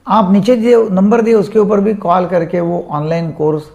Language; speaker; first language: Hindi; non-native, local second language; Marathi